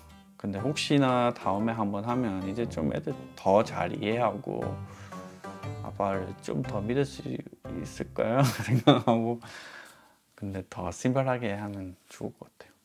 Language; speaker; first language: Korean; non-native, fluent; English